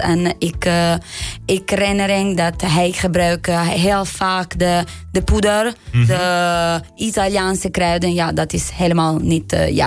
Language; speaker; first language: Dutch; non-native, learner; Italian